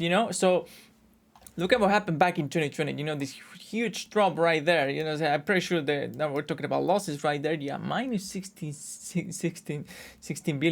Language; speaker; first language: English; non-native, fluent; Spanish